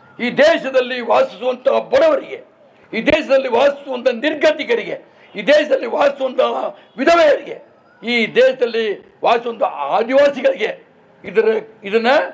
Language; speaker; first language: Kannada; non-native, local second language; Urdu